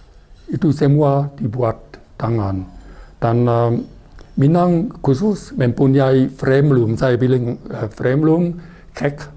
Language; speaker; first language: Indonesian; non-native, learner; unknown